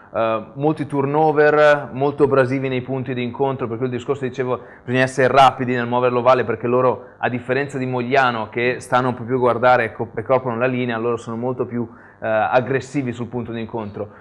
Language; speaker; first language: Italian; native; Italian